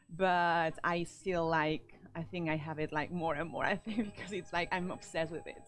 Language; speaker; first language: English; non-native, fluent; Spanish